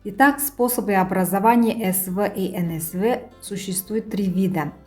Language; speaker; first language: Russian; non-native, local second language; Kazakh